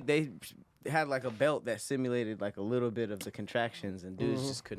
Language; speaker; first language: English; native; English